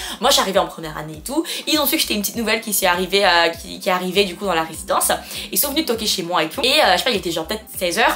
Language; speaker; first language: French; non-native, fluent; Khmer